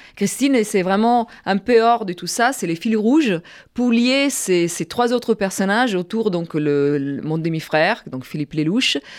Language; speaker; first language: French; non-native, fluent; Italian